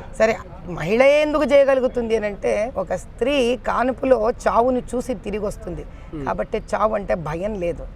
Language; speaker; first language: Telugu; native; Telugu